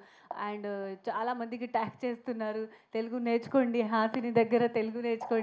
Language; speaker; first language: Telugu; non-native, fluent; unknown